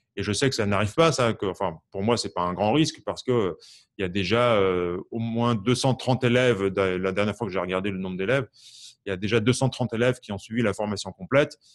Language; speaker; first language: French; native; French